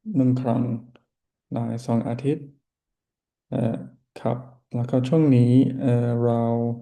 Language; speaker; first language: Thai; non-native, learner; English